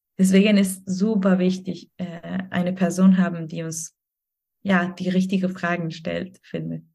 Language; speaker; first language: German; non-native, fluent; Spanish